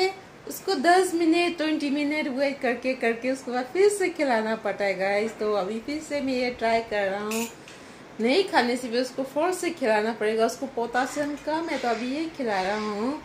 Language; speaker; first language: Hindi; non-native, local second language; Bangla